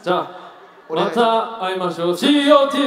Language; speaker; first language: Japanese; non-native, learner; Korean